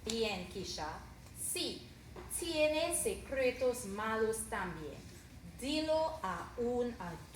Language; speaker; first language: Spanish; non-native, learner; English